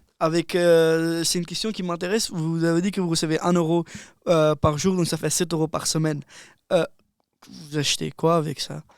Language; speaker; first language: French; non-native, fluent; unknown